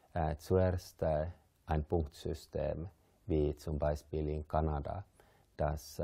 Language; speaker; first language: German; non-native, fluent; Finnish